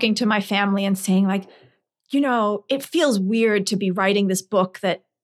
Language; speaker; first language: English; native; English